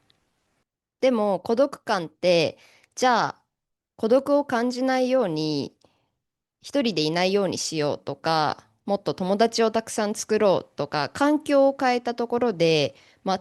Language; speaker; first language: Japanese; native; Japanese